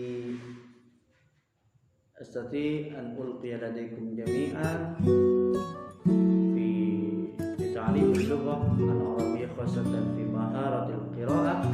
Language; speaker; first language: Arabic; non-native, fluent; Indonesian